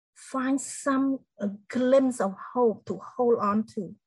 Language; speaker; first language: English; non-native, fluent; Khmer